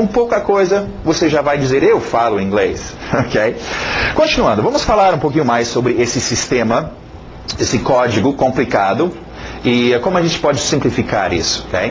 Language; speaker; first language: Portuguese; non-native, fluent; English